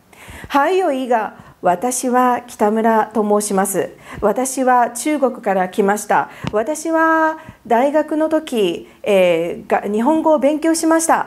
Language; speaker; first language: Japanese; non-native, learner; Chinese